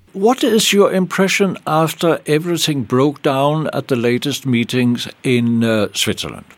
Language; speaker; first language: English; non-native, fluent; Danish